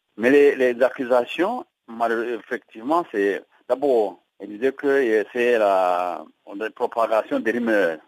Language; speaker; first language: French; non-native, local second language; Kinyarwanda